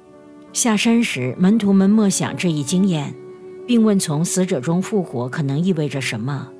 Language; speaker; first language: Chinese; native; Chinese